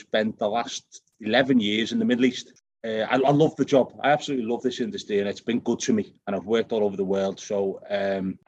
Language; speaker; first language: English; native; English